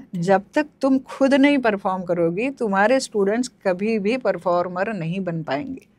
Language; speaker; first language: Hindi; non-native, local second language; Marathi